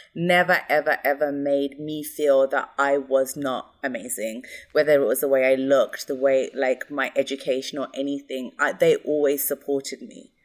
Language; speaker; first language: English; early bilingual, other home language; Hindi